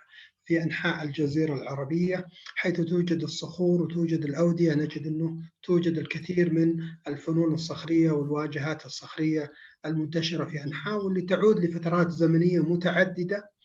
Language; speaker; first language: Arabic; native; Arabic